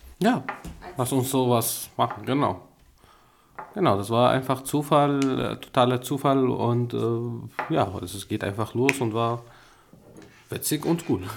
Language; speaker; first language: German; non-native, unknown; Arabic